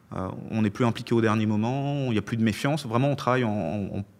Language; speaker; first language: French; native; French